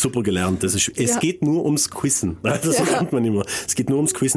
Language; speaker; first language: German; native; German